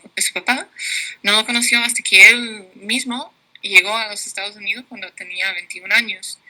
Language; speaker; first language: Spanish; non-native, fluent; English